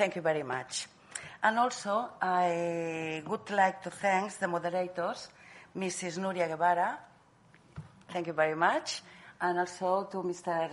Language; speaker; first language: English; non-native, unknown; Catalan